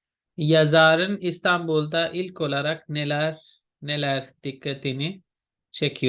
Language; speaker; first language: Turkish; non-native, fluent; Urdu